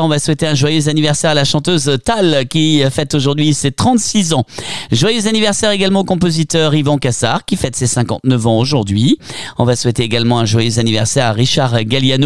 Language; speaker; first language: French; native; French